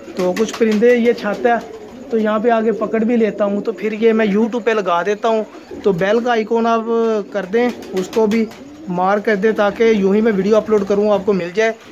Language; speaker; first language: Urdu; non-native, local second language; Punjabi